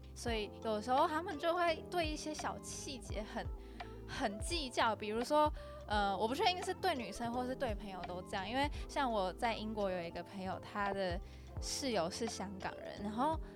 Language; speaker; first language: Chinese; native; Chinese